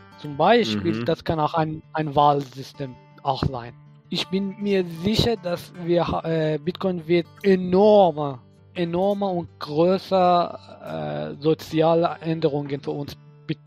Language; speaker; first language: German; non-native, fluent; Persian